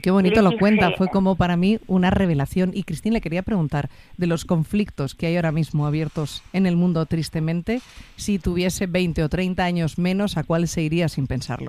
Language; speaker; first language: Spanish; native; Spanish